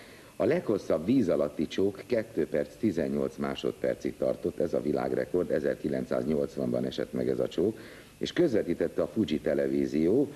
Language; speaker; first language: Hungarian; native; Hungarian